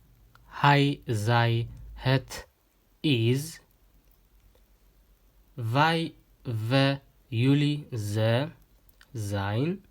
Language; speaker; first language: Dutch; non-native, fluent; Tigrinya